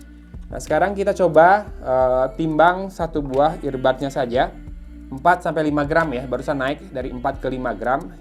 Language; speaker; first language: Indonesian; native; Indonesian